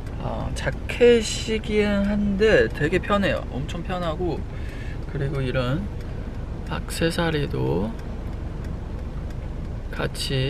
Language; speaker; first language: Korean; non-native, fluent; Chinese